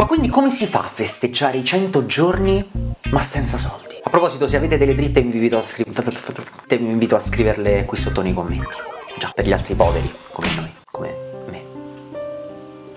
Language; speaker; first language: Italian; native; Italian